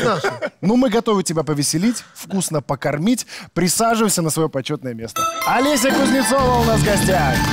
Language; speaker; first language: Russian; native; Russian